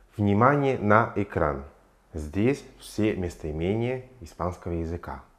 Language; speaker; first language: Russian; non-native, fluent; Spanish